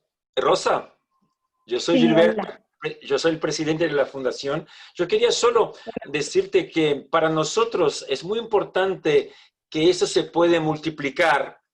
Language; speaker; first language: Spanish; non-native, fluent; Portuguese